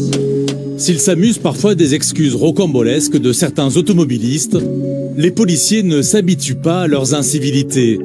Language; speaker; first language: French; native; French